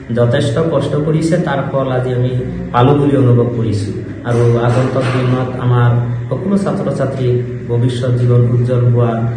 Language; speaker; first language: Assamese; non-native, local second language; Bangla